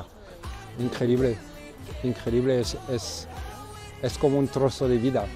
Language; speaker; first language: Spanish; non-native, fluent; French